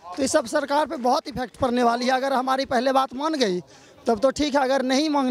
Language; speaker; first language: Hindi; native; Hindi